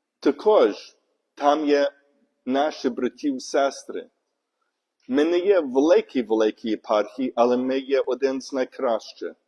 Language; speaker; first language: Ukrainian; non-native, learner; English